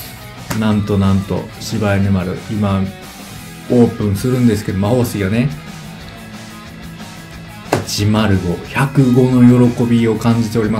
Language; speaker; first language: Japanese; native; Japanese